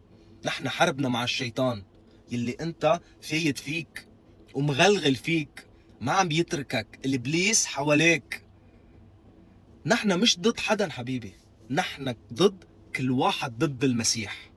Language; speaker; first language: Arabic; native; Arabic